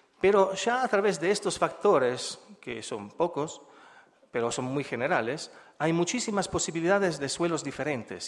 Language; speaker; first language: Spanish; non-native, fluent; Italian